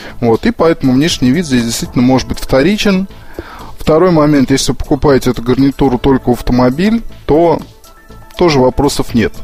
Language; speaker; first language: Russian; native; Russian